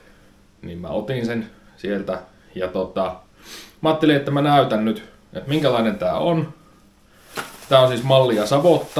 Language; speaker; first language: Finnish; native; Finnish